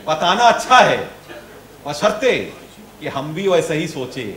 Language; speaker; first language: Hindi; non-native, local second language; Bangla